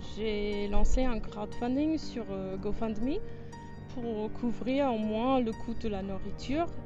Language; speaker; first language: French; non-native, fluent; English